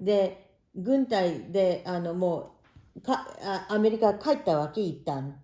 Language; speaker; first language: Japanese; early bilingual, heritage; Japanese